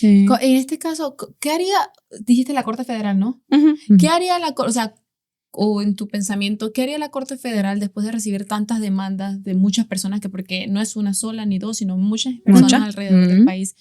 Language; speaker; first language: Spanish; native; Spanish